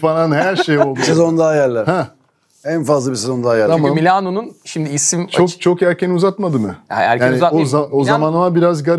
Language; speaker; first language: Turkish; non-native, fluent; French